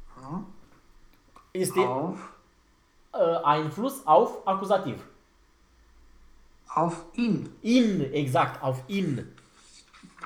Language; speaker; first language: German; non-native, fluent; Romanian